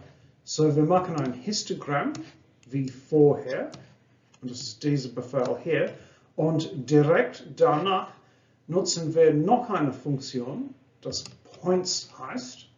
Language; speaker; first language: German; non-native, fluent; English